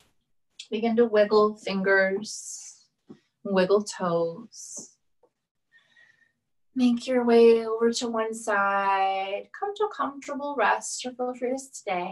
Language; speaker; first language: English; native; English